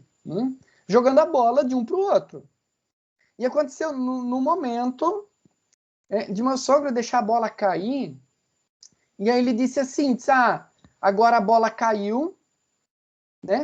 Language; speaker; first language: Portuguese; native; Portuguese